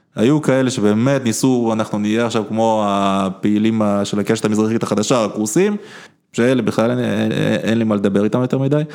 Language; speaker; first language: Hebrew; early bilingual, other home language; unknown